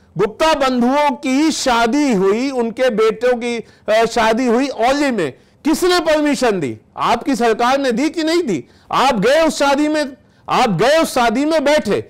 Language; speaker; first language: Hindi; native; Hindi